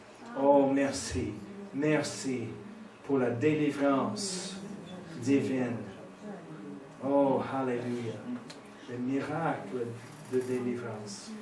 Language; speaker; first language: French; non-native, fluent; English